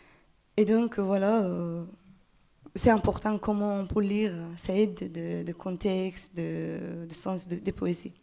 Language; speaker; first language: French; non-native, learner; Persian